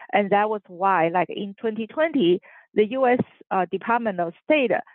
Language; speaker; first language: English; non-native, fluent; Chinese